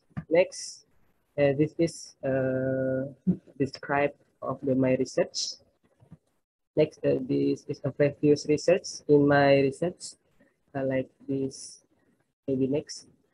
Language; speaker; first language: English; non-native, learner; Indonesian